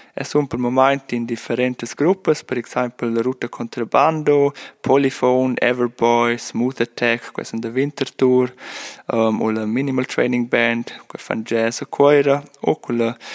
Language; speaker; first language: German; native; German